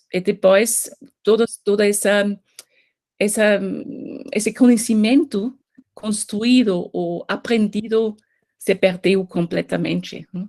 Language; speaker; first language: Portuguese; non-native, fluent; German